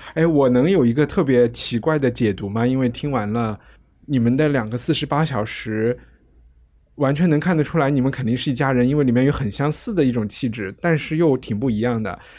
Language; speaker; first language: Chinese; native; Chinese